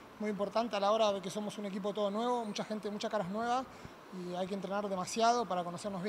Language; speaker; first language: Spanish; native; Spanish